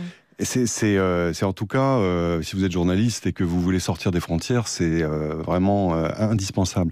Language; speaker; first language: French; native; French